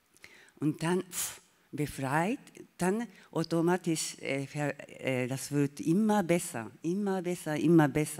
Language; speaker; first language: German; non-native, learner; Japanese